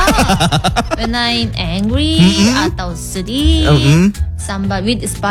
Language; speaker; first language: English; non-native, learner; Korean